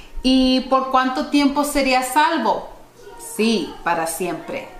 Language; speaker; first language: Spanish; non-native, fluent; English